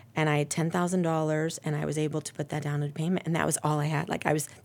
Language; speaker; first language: English; native; English